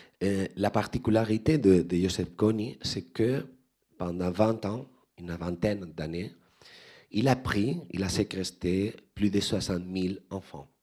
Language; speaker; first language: French; non-native, learner; Spanish